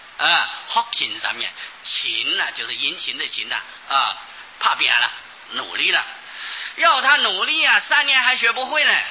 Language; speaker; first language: Chinese; non-native, local second language; Hakka Chinese